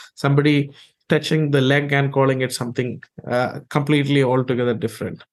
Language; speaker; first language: English; non-native, local second language; Malayalam